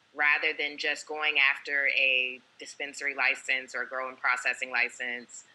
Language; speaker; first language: English; native; English